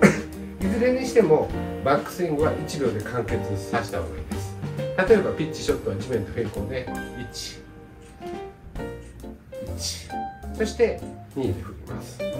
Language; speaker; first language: Japanese; native; Japanese